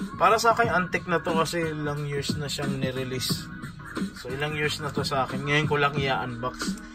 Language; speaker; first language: Filipino; native; Filipino